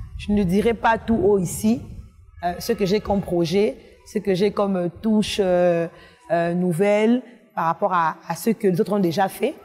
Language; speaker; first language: French; non-native, local second language; Lingala